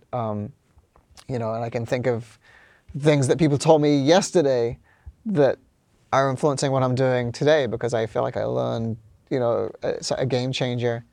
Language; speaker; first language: English; native; English